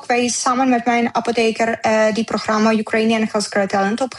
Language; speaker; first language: Dutch; non-native, learner; Ukrainian